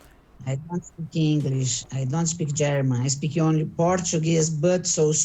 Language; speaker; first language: English; non-native, learner; Portuguese